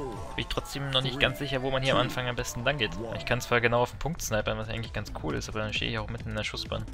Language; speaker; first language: German; native; German